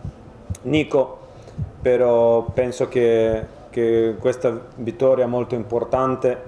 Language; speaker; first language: Italian; non-native, fluent; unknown